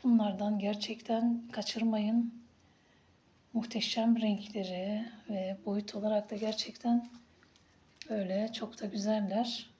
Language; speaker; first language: Turkish; native; Turkish